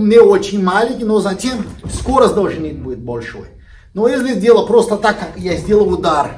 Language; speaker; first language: Russian; non-native, learner; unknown